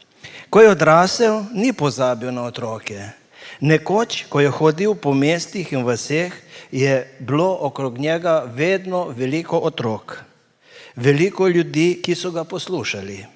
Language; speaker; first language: Slovenian; native; Slovenian